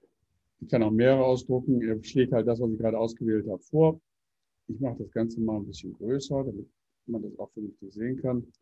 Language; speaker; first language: German; native; German